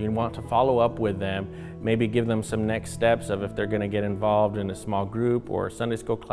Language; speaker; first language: English; native; English